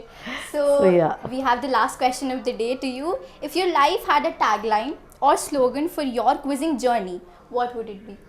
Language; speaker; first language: English; non-native, local second language; Hindi